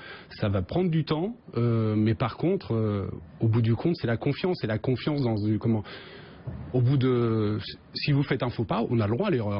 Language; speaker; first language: French; native; French